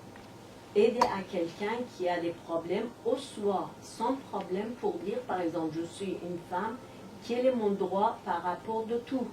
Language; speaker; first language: French; non-native, learner; Persian